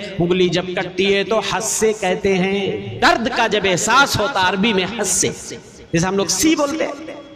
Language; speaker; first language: Urdu; native; Urdu